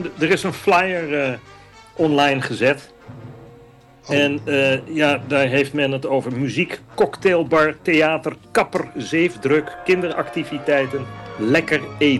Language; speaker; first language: Dutch; native; Dutch